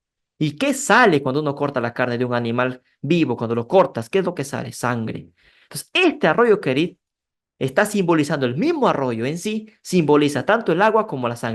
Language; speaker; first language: Spanish; native; Spanish